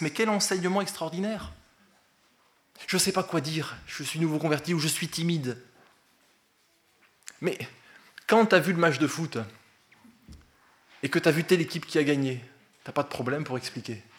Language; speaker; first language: French; native; French